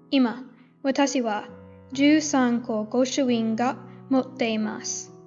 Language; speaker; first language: Japanese; non-native, learner; English